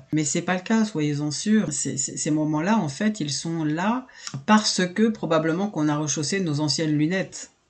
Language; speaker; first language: French; native; French